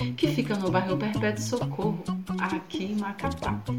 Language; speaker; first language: Portuguese; native; Portuguese